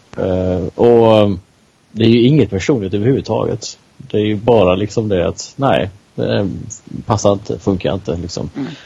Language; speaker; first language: Swedish; native; Swedish